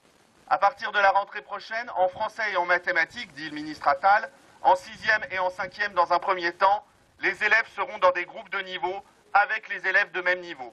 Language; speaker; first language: French; native; French